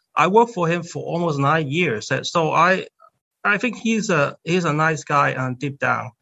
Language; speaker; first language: English; non-native, fluent; Cantonese